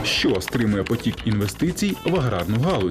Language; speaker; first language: Ukrainian; native; Ukrainian